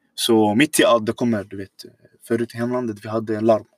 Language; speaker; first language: Swedish; non-native, fluent; Arabic